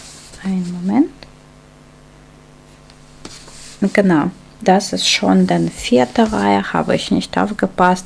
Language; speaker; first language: German; non-native, fluent; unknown